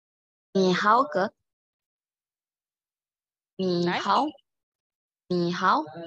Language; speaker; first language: Chinese; non-native, learner; Malay